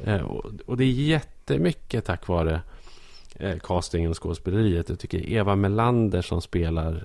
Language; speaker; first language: Swedish; native; Swedish